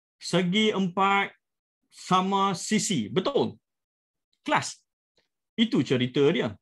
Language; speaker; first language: Malay; native; Malay